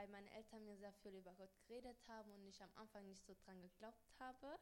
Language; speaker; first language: German; early bilingual, other home language; Spanish